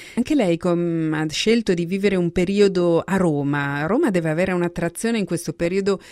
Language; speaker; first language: Italian; native; Italian